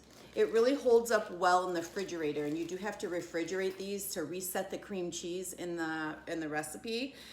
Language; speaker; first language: English; native; English